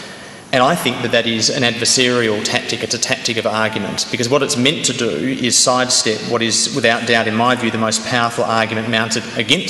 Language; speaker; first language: English; native; English